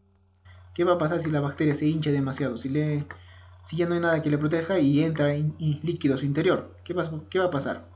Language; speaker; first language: Spanish; native; Spanish